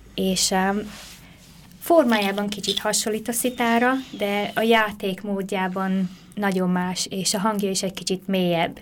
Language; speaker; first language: Hungarian; early bilingual, heritage; Hungarian